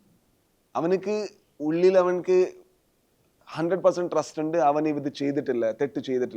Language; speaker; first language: Malayalam; non-native, learner; Tulu